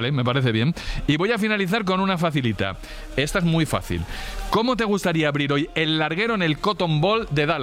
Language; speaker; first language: Spanish; native; Spanish